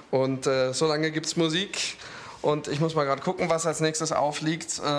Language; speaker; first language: German; native; German